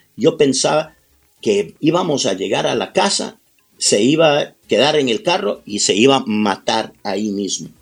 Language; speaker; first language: Spanish; early bilingual, heritage; Spanish